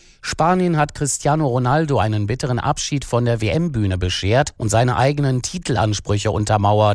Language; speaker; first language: German; native; German